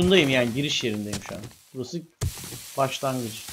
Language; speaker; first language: Turkish; native; Turkish